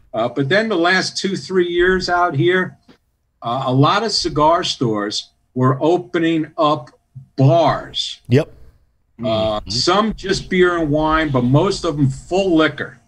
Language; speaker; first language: English; native; English